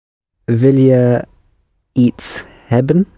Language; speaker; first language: Dutch; non-native, learner; English